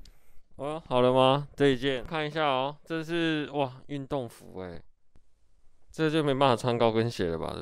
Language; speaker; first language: Chinese; native; Chinese